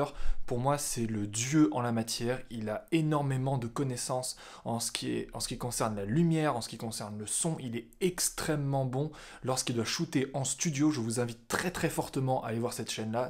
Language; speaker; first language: French; native; French